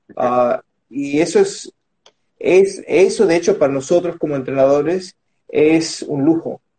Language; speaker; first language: Spanish; early bilingual, heritage; Spanish